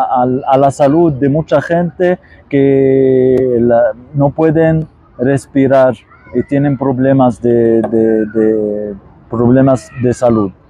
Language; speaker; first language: Spanish; non-native, fluent; Arabic